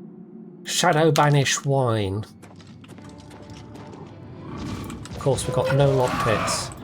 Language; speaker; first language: English; native; English